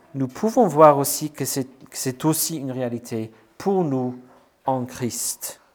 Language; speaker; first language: French; non-native, fluent; English